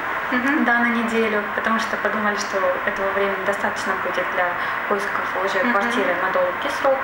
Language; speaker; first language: Russian; native; Russian